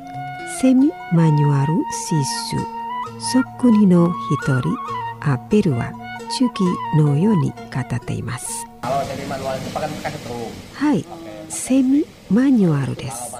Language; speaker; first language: Japanese; non-native, learner; Indonesian